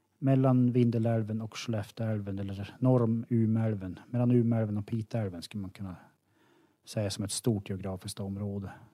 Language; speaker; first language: Swedish; native; Swedish